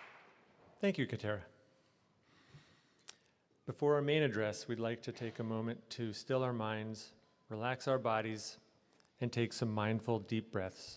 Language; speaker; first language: English; native; English